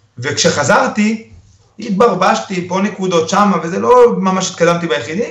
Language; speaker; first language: Hebrew; early bilingual, other home language; Spanish